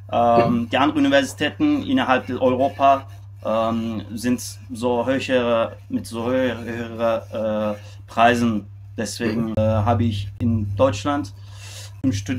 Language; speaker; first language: German; non-native, fluent; Turkish